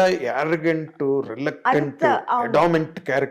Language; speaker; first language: Telugu; native; Telugu